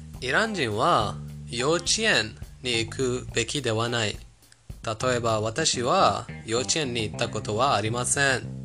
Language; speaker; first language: Japanese; non-native, fluent; Persian